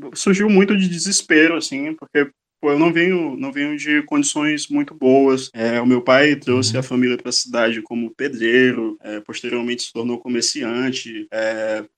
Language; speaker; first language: Portuguese; native; Portuguese